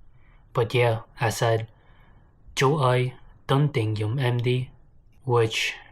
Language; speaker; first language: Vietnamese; non-native, learner; English